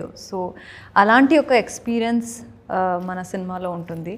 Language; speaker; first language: Telugu; non-native, learner; Kannada